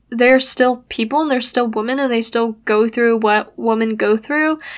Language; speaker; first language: English; native; English